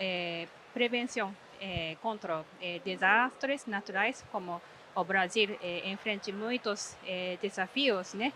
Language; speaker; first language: Portuguese; non-native, fluent; Japanese